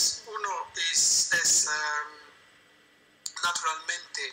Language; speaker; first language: Spanish; non-native, fluent; French